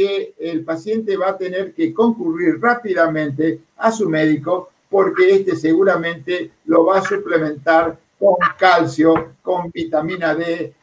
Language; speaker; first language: Spanish; native; Spanish